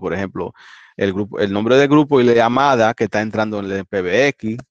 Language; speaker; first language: Spanish; early bilingual, heritage; Spanish